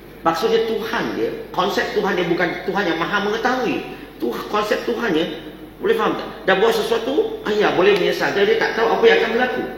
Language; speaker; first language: Malay; non-native, local second language; Chinese